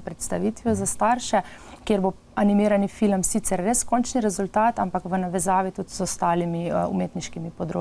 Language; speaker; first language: Slovenian; native; Slovenian